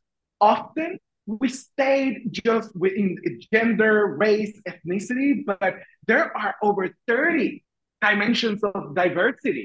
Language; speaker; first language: English; non-native, fluent; Spanish